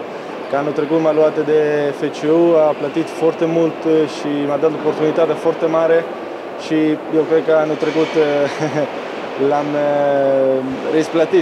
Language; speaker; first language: Romanian; non-native, fluent; Italian